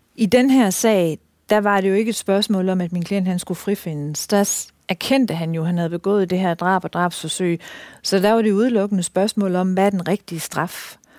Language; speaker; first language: Danish; native; Danish